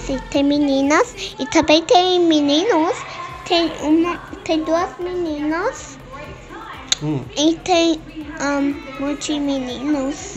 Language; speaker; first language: Portuguese; early bilingual, heritage; Portuguese